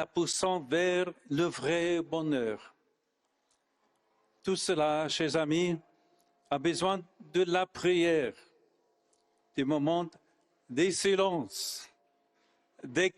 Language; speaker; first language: French; non-native, fluent; English